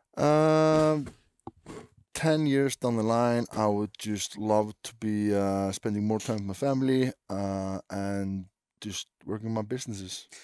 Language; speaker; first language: English; non-native, fluent; Icelandic